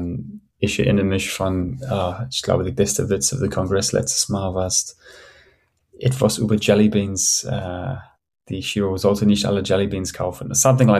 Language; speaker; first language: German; non-native, fluent; English